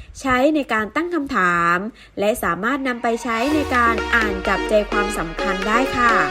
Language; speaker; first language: Thai; native; Thai